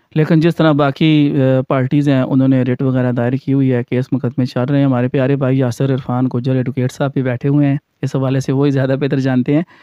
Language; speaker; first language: Urdu; non-native, local second language; Punjabi